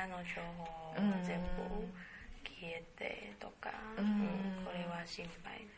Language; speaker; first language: Japanese; non-native, learner; Chinese